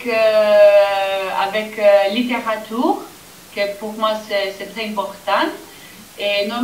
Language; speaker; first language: French; non-native, learner; Albanian